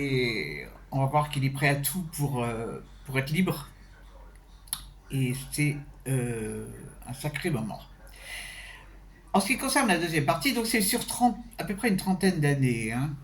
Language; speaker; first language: French; native; French